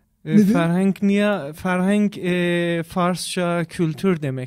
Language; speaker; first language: Turkish; non-native, fluent; Persian